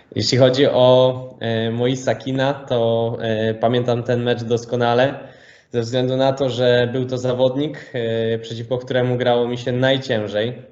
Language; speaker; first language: Polish; native; Polish